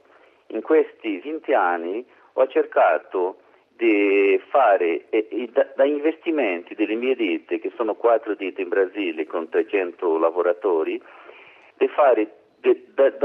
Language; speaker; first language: Italian; non-native, learner; Portuguese